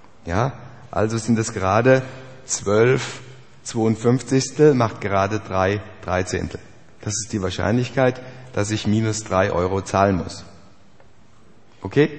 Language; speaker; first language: German; native; German